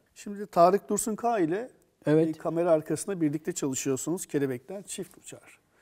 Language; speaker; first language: Turkish; native; Turkish